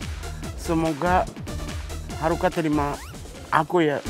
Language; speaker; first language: Indonesian; non-native, learner; Japanese